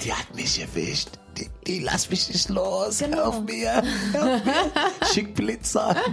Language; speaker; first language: German; non-native, fluent; English